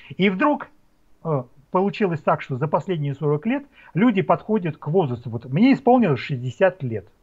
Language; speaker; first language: Russian; native; Russian